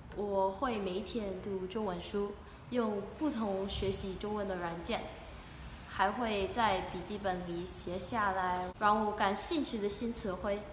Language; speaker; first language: Chinese; non-native, learner; English